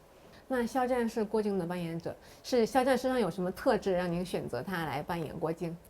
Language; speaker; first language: Chinese; native; Chinese